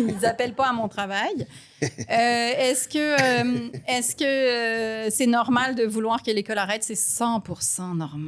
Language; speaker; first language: French; native; French